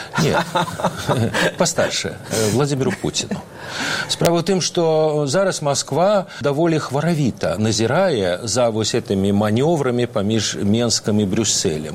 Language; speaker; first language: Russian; non-native, local second language; Belarusian